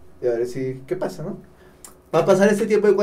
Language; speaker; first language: Spanish; native; Spanish